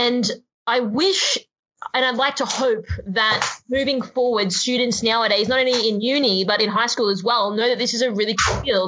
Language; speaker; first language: English; native; English